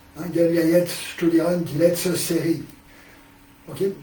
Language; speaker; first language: German; non-native, learner; French